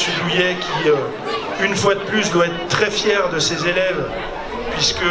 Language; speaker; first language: French; native; French